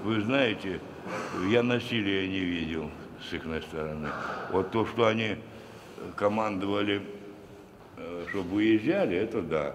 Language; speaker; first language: Russian; native; Russian